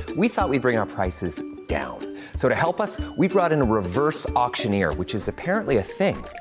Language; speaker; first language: English; native; English